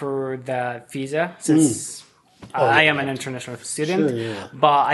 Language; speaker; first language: English; non-native, fluent; Arabic